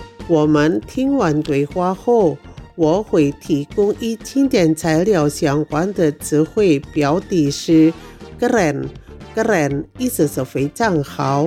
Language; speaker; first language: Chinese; non-native, fluent; Indonesian